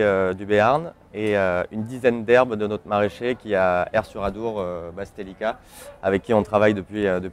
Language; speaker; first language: French; native; French